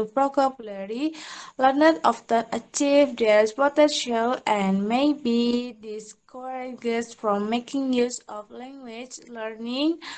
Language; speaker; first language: English; non-native, learner; Indonesian